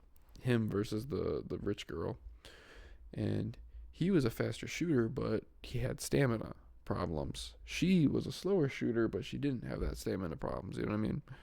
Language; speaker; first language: English; native; English